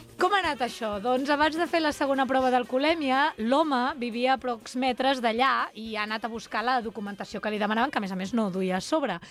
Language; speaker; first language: Catalan; native; Catalan